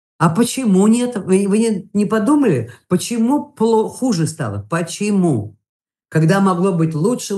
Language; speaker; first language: Russian; non-native, local second language; Latvian